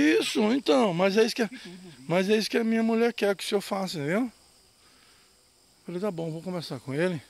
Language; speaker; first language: Portuguese; native; Portuguese